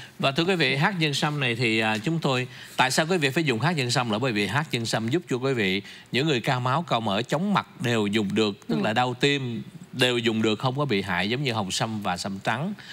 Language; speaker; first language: Vietnamese; native; Vietnamese